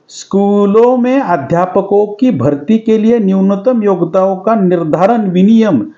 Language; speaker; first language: Hindi; non-native, local second language; Marathi